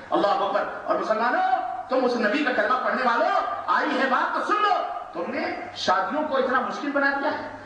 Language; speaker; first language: Urdu; native; Urdu